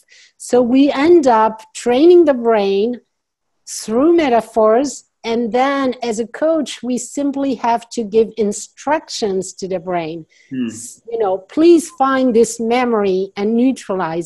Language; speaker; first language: English; non-native, fluent; French